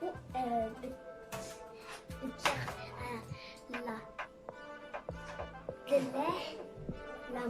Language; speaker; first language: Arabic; early bilingual, heritage; Arabic